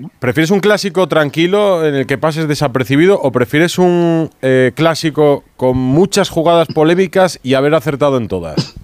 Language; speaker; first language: Spanish; native; Spanish